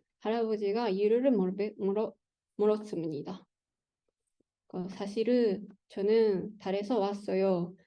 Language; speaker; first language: Korean; non-native, learner; Japanese